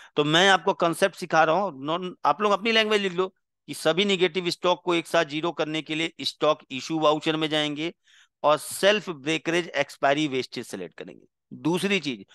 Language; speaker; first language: Hindi; non-native, local second language; Gujarati